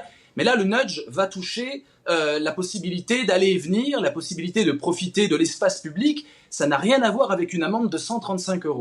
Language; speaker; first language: French; native; French